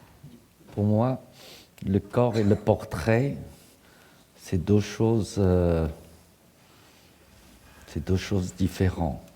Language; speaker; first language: French; non-native, fluent; Chinese